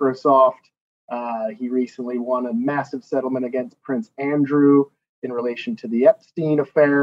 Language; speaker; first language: English; native; English